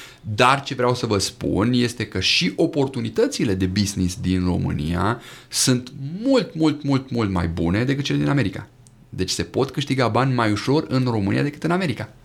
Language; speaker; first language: Romanian; native; Romanian